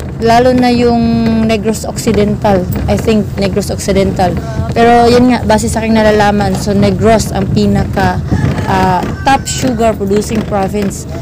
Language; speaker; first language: Filipino; native; Filipino